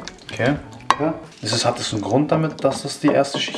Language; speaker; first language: German; native; German